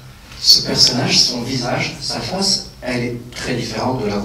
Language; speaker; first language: French; native; French